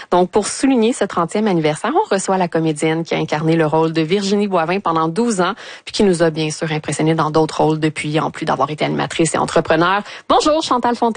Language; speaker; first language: French; native; French